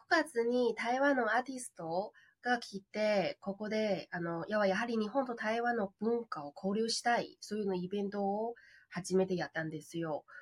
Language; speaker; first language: Japanese; non-native, fluent; Chinese